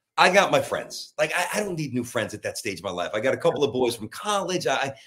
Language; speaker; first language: English; native; English